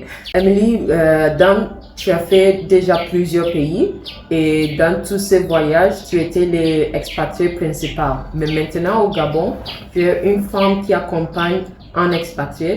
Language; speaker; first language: French; non-native, fluent; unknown